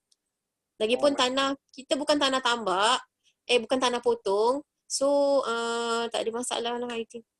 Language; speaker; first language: Malay; native; Malay